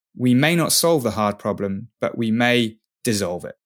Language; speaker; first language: English; native; English